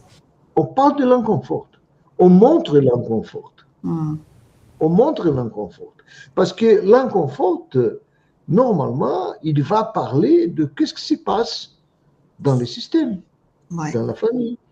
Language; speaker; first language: French; non-native, fluent; Portuguese